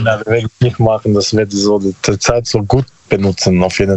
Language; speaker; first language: German; non-native, learner; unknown